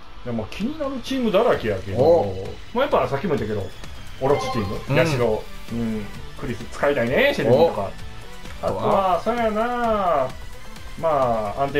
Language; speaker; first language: Japanese; native; Japanese